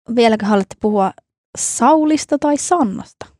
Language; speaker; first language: Finnish; native; Finnish